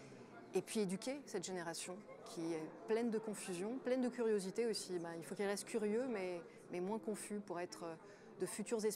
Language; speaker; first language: French; native; French